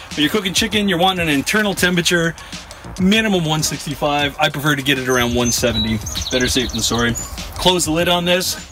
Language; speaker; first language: English; native; English